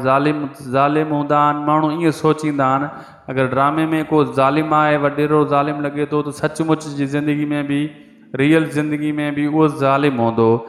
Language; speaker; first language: Sindhi; native; Sindhi